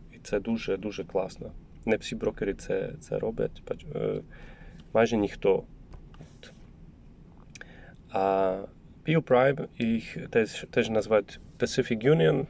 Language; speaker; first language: Ukrainian; non-native, learner; Polish